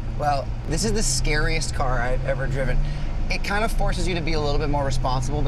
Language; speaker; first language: English; native; English